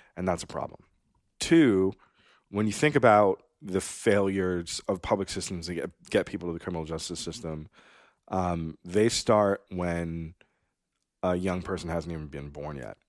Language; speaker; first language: English; native; English